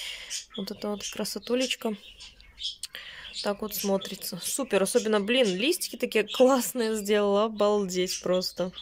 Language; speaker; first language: Russian; native; Russian